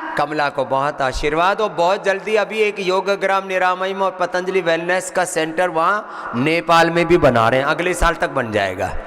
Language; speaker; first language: Hindi; native; Hindi